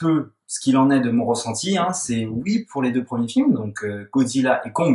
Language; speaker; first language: French; native; French